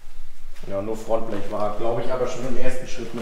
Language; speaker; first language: German; native; German